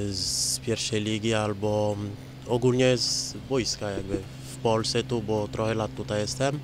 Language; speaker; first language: Polish; non-native, fluent; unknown